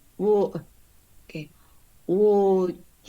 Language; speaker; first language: Chinese; non-native, learner; Indonesian